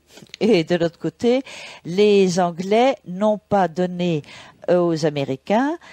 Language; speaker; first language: French; native; French